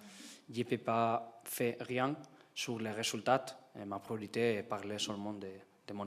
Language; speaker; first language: French; non-native, learner; Spanish